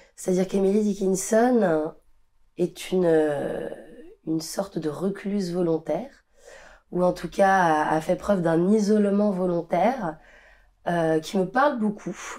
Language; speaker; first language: French; native; French